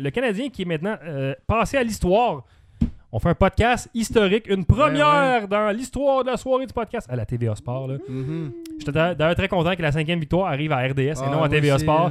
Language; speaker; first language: French; native; French